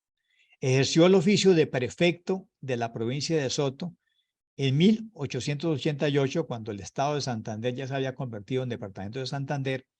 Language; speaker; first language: Spanish; native; Spanish